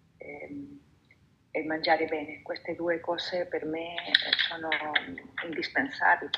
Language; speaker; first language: Italian; non-native, fluent; Spanish